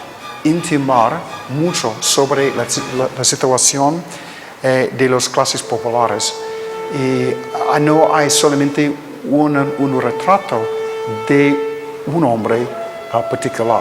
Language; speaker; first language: Spanish; non-native, fluent; English